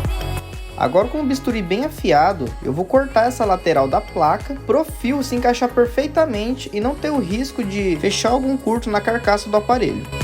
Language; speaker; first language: Portuguese; native; Portuguese